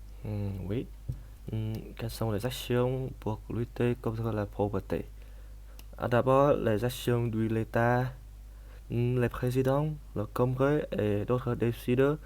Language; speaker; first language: French; non-native, learner; Vietnamese